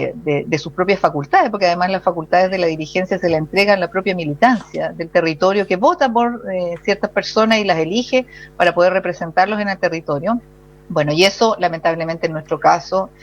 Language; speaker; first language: Spanish; native; Spanish